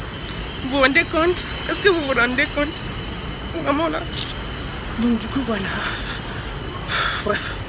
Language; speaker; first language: French; native; French